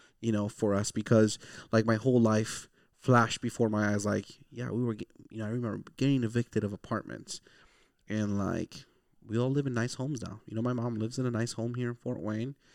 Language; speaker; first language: English; early bilingual, other home language; Spanish